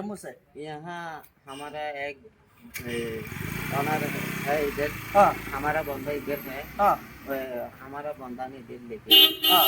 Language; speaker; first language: Hindi; non-native, learner; Bangla